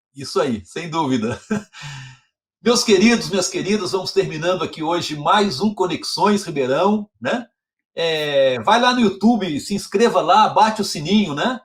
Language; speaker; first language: Portuguese; native; Portuguese